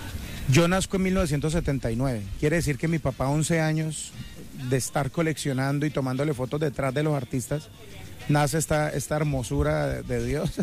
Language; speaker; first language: Spanish; native; Spanish